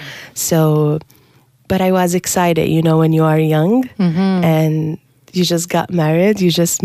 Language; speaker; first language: English; non-native, fluent; Arabic